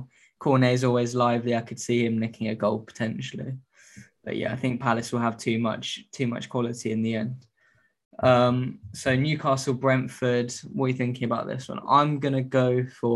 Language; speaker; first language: English; native; English